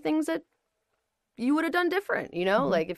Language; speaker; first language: English; native; English